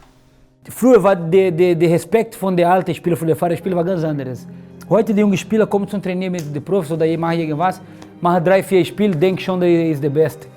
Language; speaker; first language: German; non-native, learner; Portuguese